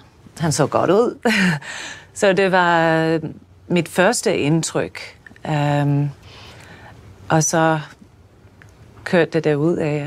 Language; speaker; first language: Danish; non-native, fluent; English